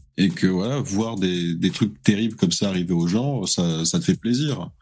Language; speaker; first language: French; native; French